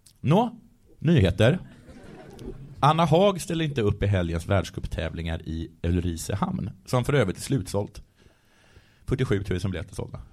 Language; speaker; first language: Swedish; native; Swedish